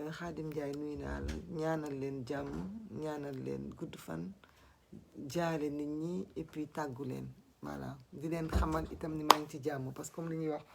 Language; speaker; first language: Wolof; non-native, local second language; Fula